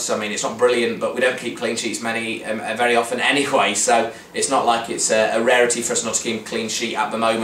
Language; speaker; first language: English; native; English